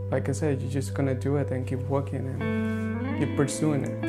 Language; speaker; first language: English; non-native, fluent; Spanish